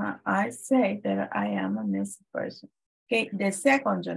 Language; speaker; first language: English; non-native, fluent; Spanish